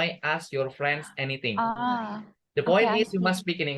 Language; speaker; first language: English; non-native, fluent; Indonesian